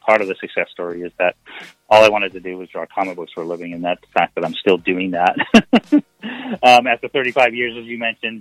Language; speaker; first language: English; native; English